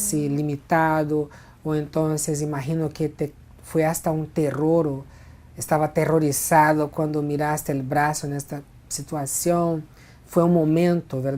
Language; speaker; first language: Spanish; non-native, fluent; Portuguese